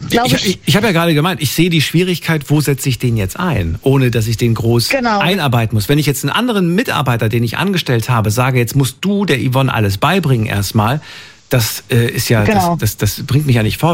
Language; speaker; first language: German; native; German